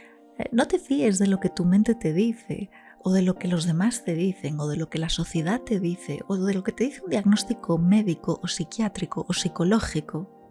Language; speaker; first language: Spanish; native; Spanish